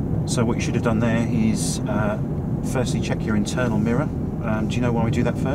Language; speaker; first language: English; native; English